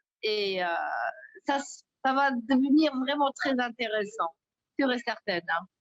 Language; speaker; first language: French; non-native, local second language; Luxembourgish